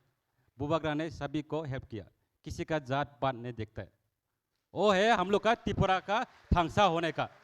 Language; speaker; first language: Hindi; non-native, local second language; Kok Borok